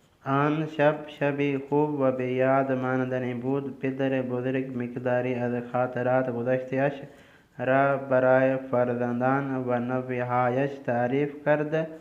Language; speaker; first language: Persian; non-native, fluent; Urdu